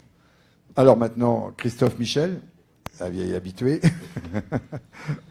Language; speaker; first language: French; native; French